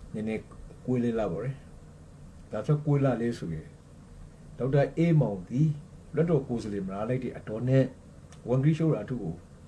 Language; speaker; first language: Burmese; native; Burmese